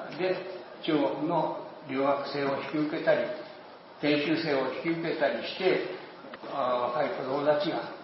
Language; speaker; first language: Japanese; native; Japanese